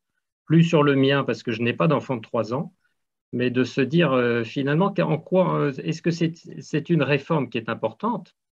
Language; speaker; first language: French; native; French